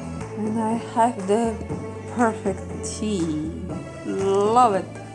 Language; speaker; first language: English; non-native, fluent; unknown